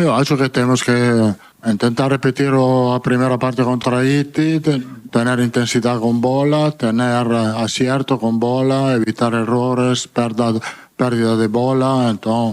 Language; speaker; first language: Portuguese; non-native, fluent; Italian